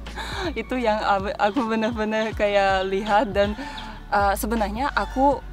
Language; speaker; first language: Indonesian; non-native, fluent; Russian